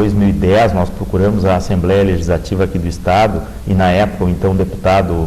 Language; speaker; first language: Portuguese; native; Portuguese